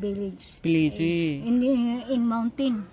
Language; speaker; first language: English; non-native, learner; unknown